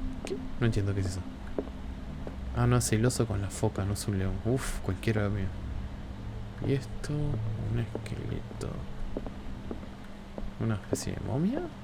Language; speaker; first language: Spanish; native; Spanish